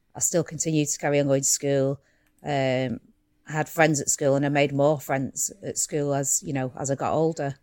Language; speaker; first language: English; native; English